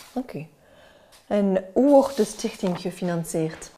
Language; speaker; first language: Dutch; non-native, local second language; French